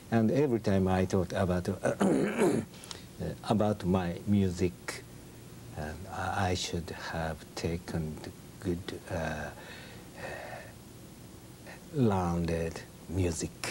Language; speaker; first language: English; non-native, learner; Japanese